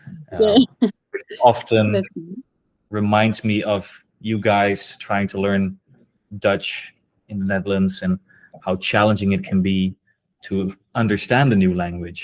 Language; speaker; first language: English; non-native, fluent; Dutch